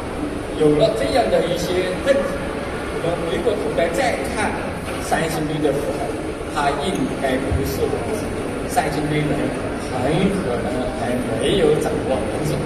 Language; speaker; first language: Chinese; native; Chinese